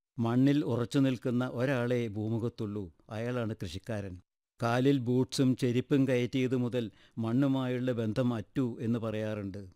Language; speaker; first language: Malayalam; native; Malayalam